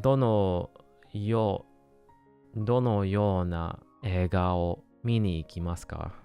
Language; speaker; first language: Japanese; non-native, learner; English